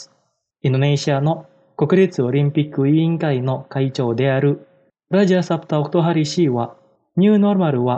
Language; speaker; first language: Japanese; non-native, fluent; Indonesian